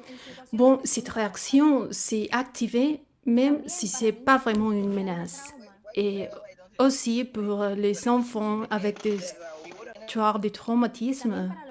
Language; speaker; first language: French; non-native, fluent; Spanish